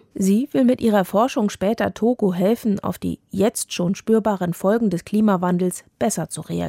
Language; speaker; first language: German; native; German